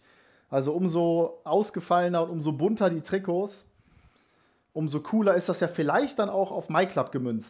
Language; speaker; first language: German; native; German